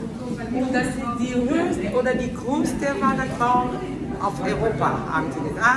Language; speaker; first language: German; non-native, fluent; Lingala